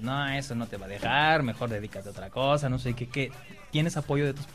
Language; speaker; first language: Spanish; native; Spanish